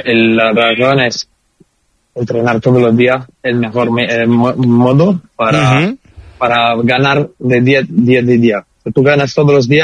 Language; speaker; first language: Spanish; non-native, learner; Italian